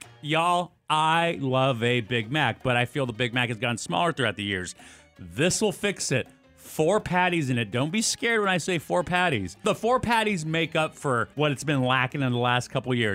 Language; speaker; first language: English; native; English